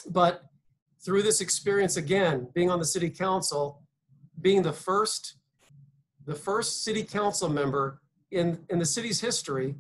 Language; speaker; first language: English; native; English